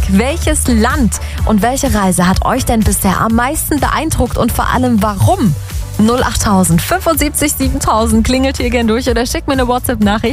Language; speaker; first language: German; native; German